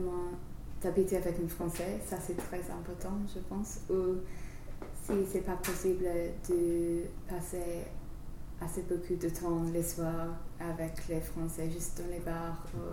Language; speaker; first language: French; non-native, learner; English